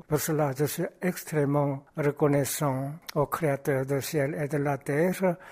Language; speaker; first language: French; non-native, fluent; Korean